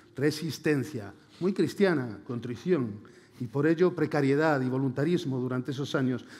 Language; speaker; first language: Spanish; native; Spanish